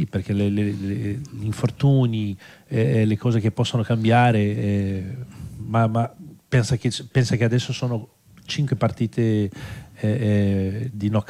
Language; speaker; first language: Italian; non-native, fluent; Portuguese